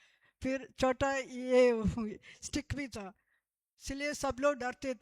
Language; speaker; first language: Hindi; non-native, local second language; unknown